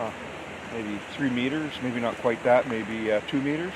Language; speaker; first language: English; native; English